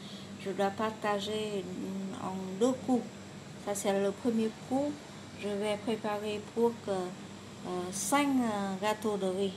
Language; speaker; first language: French; non-native, learner; Vietnamese